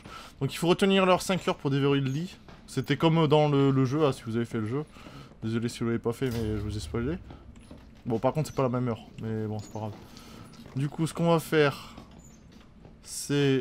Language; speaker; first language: French; native; French